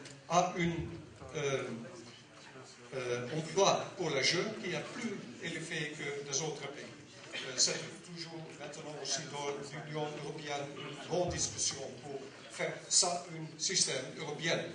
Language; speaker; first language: French; non-native, learner; Dutch